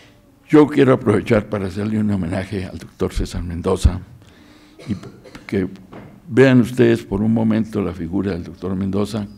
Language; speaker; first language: Spanish; native; Spanish